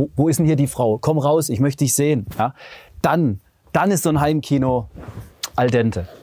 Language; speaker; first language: German; native; German